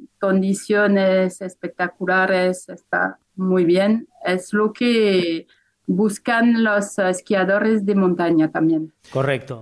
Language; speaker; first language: Spanish; non-native, fluent; French